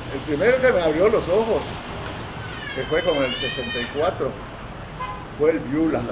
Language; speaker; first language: Spanish; native; Spanish